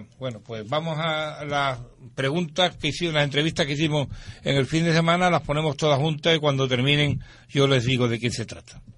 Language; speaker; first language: Spanish; native; Spanish